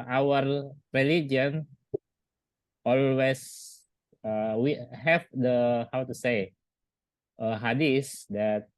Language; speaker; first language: English; non-native, learner; Indonesian